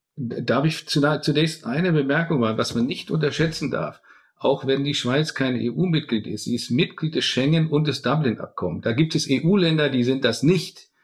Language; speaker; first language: German; native; German